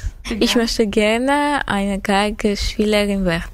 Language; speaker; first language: German; non-native, learner; Armenian